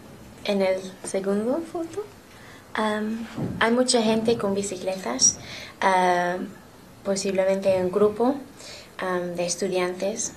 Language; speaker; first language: Spanish; non-native, learner; English